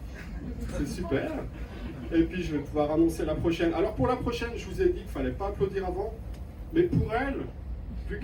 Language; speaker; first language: French; native; French